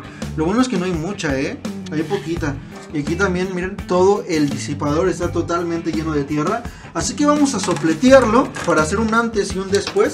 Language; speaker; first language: Spanish; native; Spanish